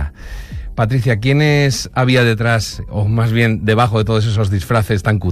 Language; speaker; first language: Spanish; native; Spanish